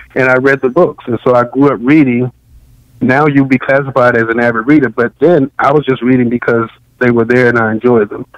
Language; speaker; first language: English; native; English